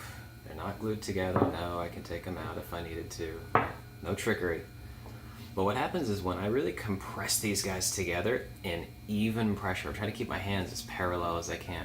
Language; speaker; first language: English; native; English